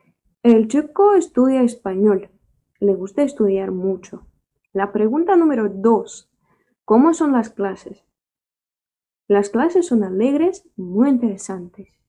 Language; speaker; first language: Spanish; non-native, fluent; Russian